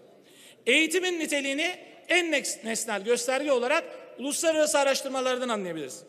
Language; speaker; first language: Turkish; native; Turkish